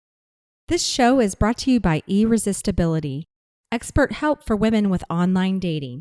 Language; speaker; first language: English; native; English